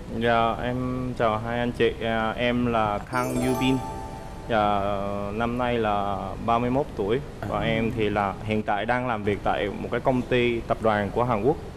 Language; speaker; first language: Vietnamese; early bilingual, other home language; Korean